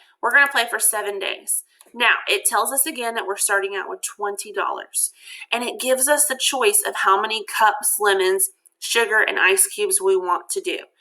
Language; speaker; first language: English; native; English